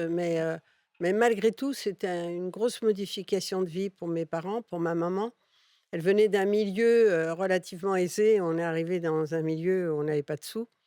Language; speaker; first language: French; early bilingual, other home language; Catalan